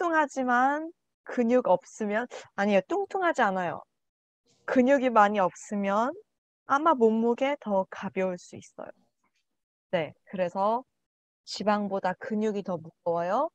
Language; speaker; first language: Korean; non-native, learner; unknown